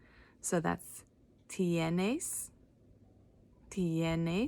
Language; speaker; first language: Spanish; non-native, fluent; English